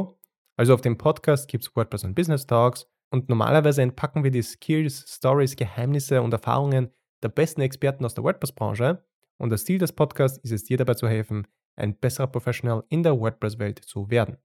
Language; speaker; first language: German; native; German